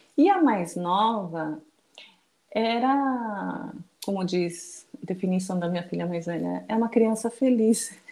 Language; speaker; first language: Portuguese; early bilingual, other home language; Japanese